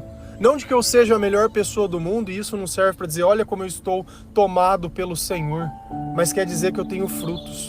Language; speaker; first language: Portuguese; native; Portuguese